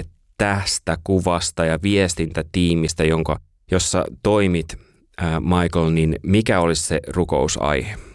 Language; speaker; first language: Finnish; native; Finnish